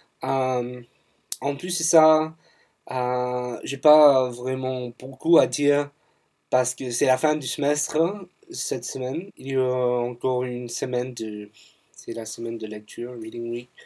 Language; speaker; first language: French; non-native, fluent; English